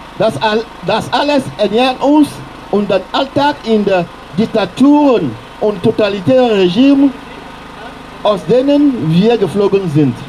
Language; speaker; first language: German; non-native, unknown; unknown